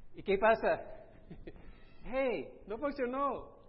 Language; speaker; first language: Spanish; non-native, fluent; English